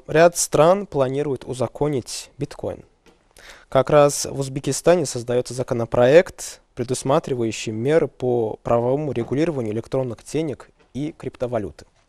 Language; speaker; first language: Russian; non-native, local second language; Azerbaijani